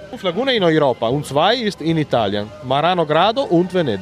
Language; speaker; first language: German; non-native, learner; Italian